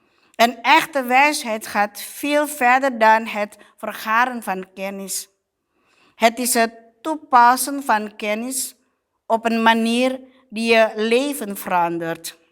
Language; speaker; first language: Dutch; non-native, fluent; Indonesian